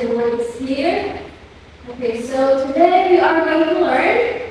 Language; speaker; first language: English; non-native, fluent; Indonesian